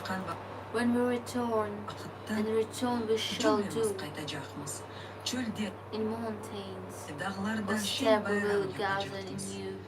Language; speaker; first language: English; non-native, learner; Ukrainian